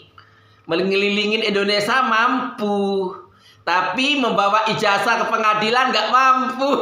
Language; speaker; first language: Indonesian; native; Indonesian